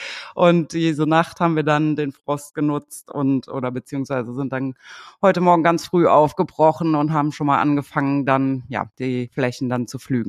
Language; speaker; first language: German; native; German